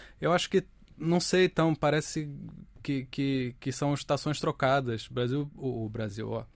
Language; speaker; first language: Portuguese; native; Portuguese